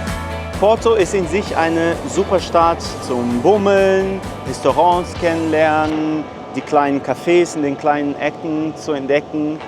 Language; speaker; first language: German; non-native, learner; Portuguese